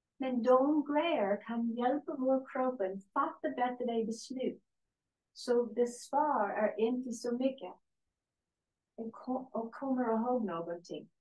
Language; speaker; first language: Swedish; non-native, learner; English